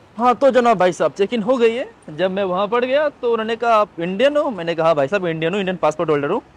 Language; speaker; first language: Hindi; native; Hindi